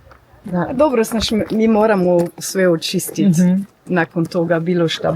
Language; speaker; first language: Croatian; non-native, fluent; German